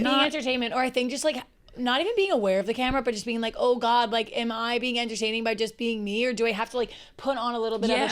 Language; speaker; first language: English; native; English